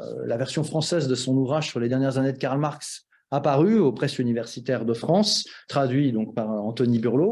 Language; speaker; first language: French; native; French